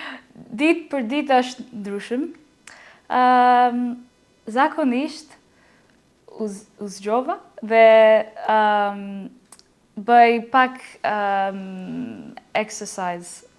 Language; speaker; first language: Albanian; non-native, learner; English